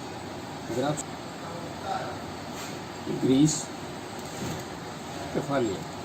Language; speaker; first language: Greek; non-native, learner; Urdu